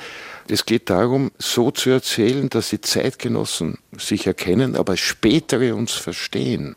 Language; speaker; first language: German; native; German